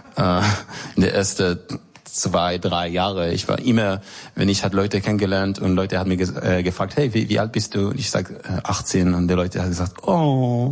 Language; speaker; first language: German; non-native, learner; Hebrew